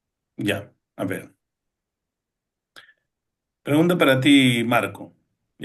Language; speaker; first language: Spanish; native; Spanish